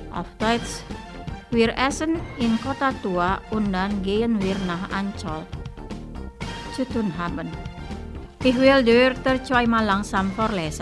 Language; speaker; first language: German; non-native, fluent; Indonesian